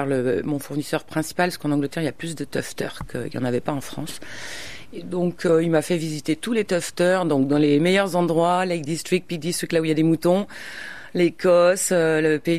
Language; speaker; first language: French; native; French